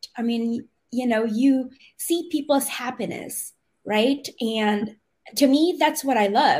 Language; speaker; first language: English; non-native, local second language; Filipino